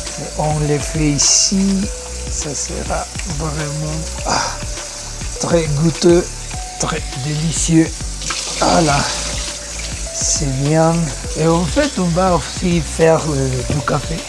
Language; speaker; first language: French; non-native, learner; Spanish